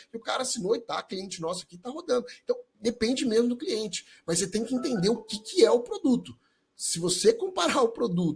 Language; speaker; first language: Portuguese; native; Portuguese